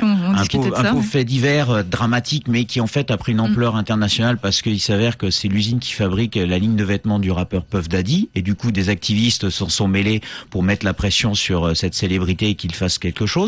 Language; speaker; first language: French; native; French